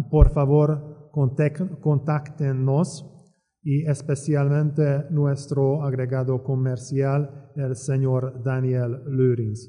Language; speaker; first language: Spanish; non-native, fluent; Hungarian